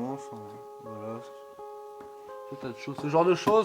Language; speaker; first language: French; native; French